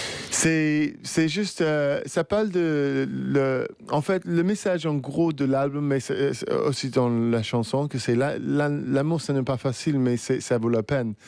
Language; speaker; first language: French; non-native, fluent; English